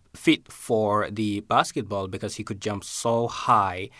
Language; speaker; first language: English; non-native, fluent; Somali